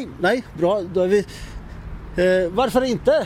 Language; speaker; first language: Swedish; native; Swedish